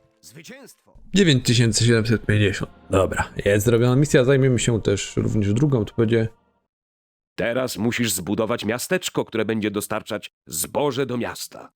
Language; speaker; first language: Polish; native; Polish